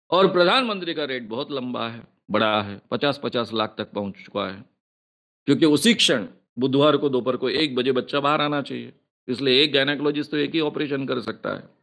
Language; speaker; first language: Hindi; non-native, local second language; Marathi